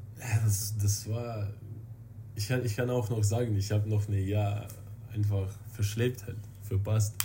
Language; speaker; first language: German; non-native, fluent; Russian